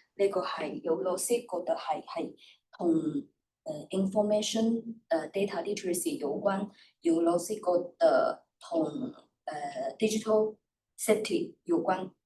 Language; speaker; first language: Cantonese; non-native, fluent; Chinese